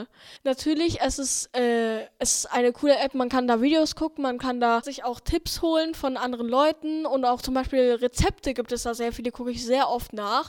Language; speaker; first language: German; native; German